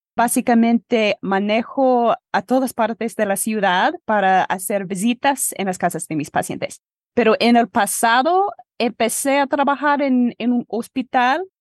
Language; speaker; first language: Spanish; non-native, fluent; English